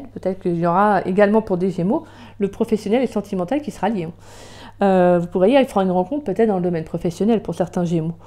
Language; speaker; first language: French; native; French